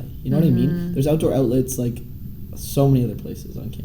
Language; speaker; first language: English; native; English